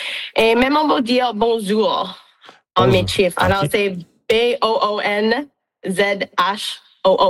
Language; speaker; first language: French; non-native, local second language; English